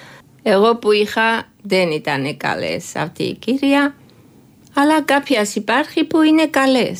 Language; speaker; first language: Greek; non-native, learner; Georgian